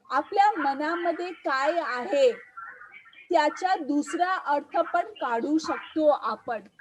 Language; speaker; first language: Marathi; non-native, local second language; Hindi